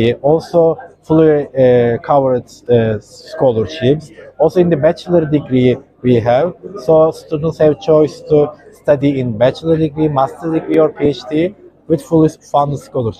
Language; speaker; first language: English; non-native, fluent; Turkish